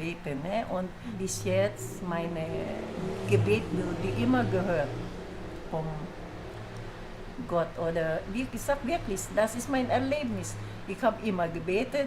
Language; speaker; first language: German; non-native, fluent; Filipino